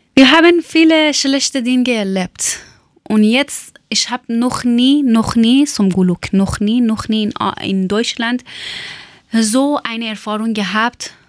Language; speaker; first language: German; non-native, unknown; Persian